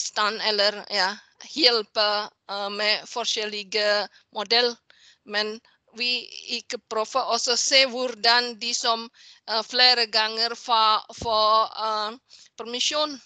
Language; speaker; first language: Norwegian; non-native, learner; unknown